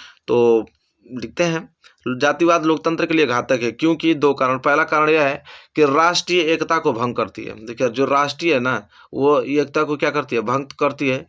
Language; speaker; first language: Hindi; native; Hindi